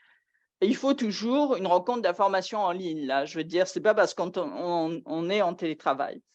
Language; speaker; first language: French; native; French